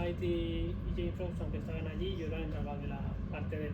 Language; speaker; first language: Spanish; native; Spanish